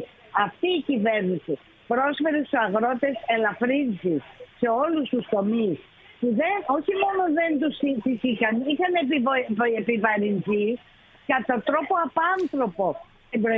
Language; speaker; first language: Greek; native; Greek